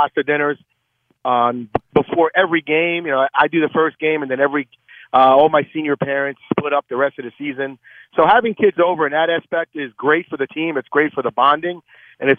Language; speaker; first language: English; native; English